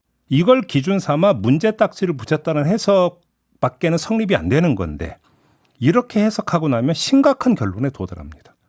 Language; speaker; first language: Korean; native; Korean